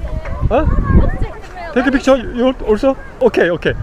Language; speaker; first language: English; non-native, learner; Korean